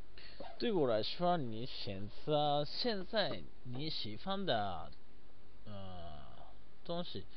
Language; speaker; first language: Chinese; non-native, learner; Japanese